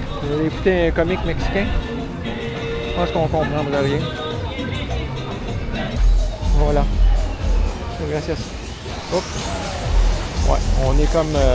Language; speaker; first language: French; native; French